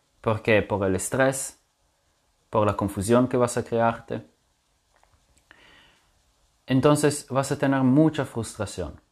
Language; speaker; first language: Spanish; non-native, fluent; French